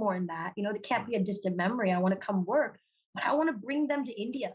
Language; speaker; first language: English; native; English